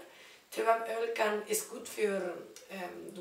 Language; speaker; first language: German; non-native, learner; Spanish